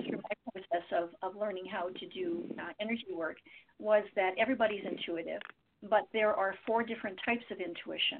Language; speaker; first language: English; native; English